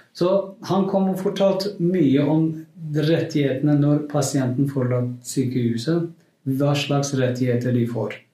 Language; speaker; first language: Norwegian; non-native, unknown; Kurdish